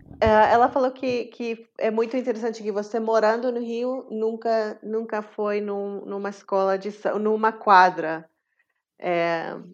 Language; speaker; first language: Portuguese; non-native, fluent; English